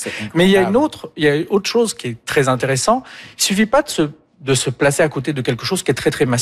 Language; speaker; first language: French; native; French